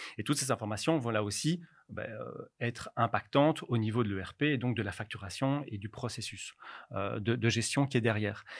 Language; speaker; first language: French; native; French